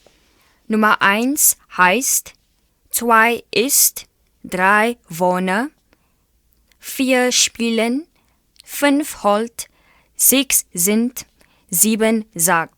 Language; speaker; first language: German; non-native, learner; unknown